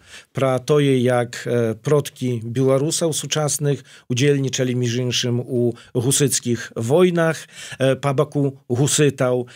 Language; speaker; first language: Polish; non-native, learner; Belarusian